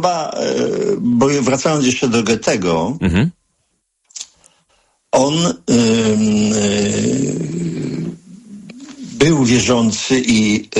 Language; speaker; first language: Polish; native; Polish